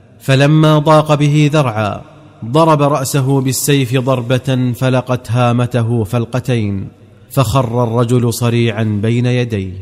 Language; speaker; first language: Arabic; native; Arabic